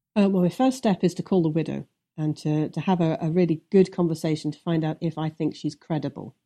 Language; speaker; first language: English; native; English